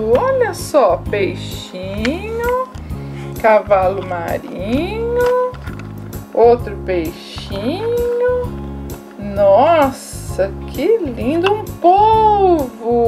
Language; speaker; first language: Portuguese; native; Portuguese